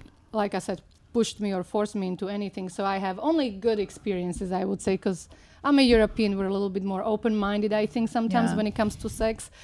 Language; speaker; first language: English; non-native, fluent; Slovak